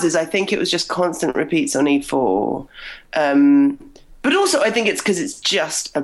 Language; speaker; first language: English; native; English